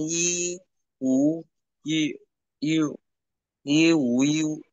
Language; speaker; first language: Chinese; non-native, learner; Indonesian